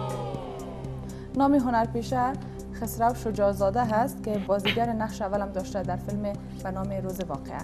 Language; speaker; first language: Persian; native; Persian